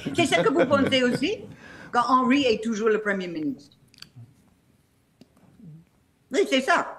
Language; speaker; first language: French; non-native, fluent; English